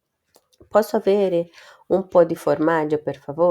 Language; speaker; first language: Italian; non-native, fluent; Portuguese